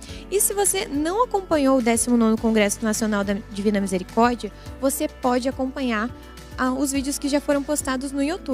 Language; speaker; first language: Portuguese; native; Portuguese